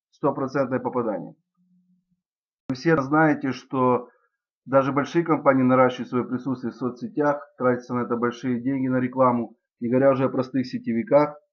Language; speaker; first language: Russian; native; Russian